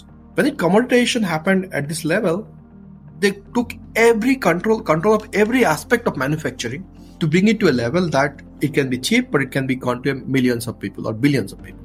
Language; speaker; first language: English; non-native, local second language; Odia